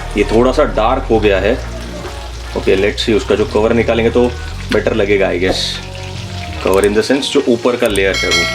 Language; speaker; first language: Hindi; non-native, local second language; Marathi